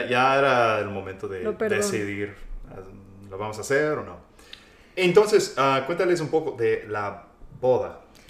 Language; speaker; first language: Spanish; non-native, fluent; English